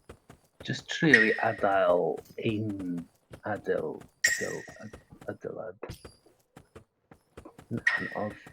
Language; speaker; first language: Welsh; non-native, learner; English